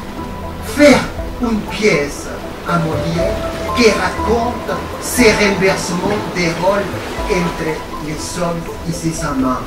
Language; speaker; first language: French; non-native, fluent; Spanish